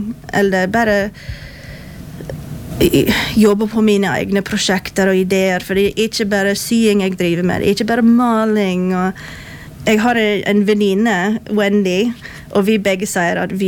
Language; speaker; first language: Norwegian; non-native, fluent; English